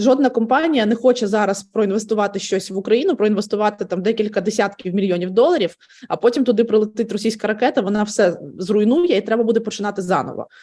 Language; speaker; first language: Ukrainian; native; Ukrainian